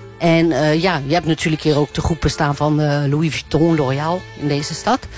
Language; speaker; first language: Dutch; native; Dutch